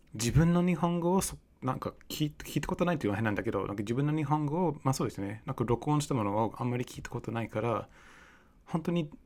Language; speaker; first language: Japanese; non-native, fluent; English